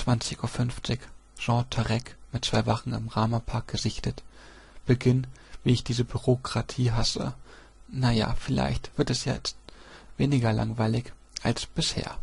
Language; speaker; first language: German; native; German